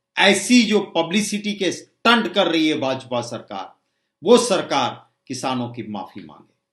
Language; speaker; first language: Hindi; non-native, local second language; Gujarati